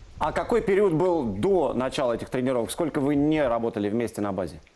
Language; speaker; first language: Russian; native; Russian